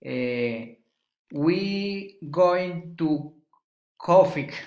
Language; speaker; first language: English; non-native, learner; Spanish